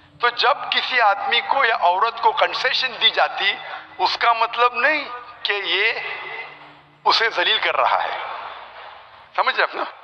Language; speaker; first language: Urdu; non-native, local second language; Konkani